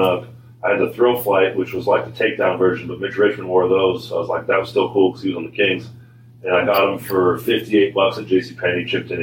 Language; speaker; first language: English; native; English